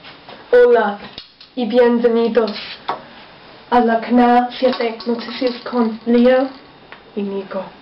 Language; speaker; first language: Spanish; non-native, learner; English